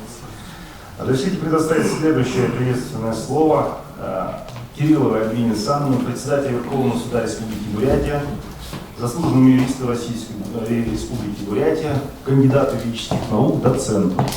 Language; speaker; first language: Russian; native; Russian